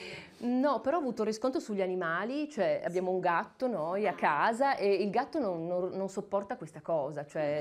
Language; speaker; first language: Italian; native; Italian